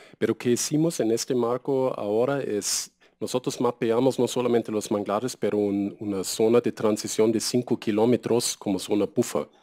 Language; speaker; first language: Spanish; non-native, fluent; German